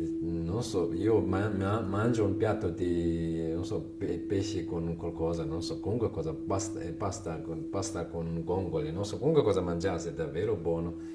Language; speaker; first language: Italian; non-native, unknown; Tibetan